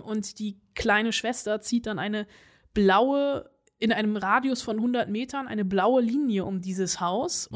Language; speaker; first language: German; native; German